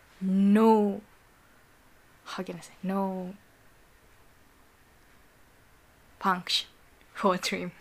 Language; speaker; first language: English; non-native, learner; Japanese